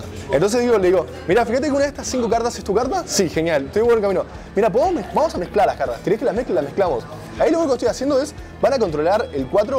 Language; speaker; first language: Spanish; native; Spanish